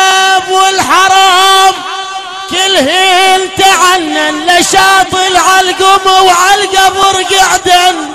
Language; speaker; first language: Arabic; native; Arabic